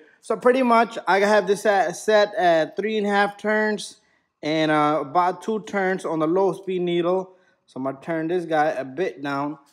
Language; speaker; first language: English; native; English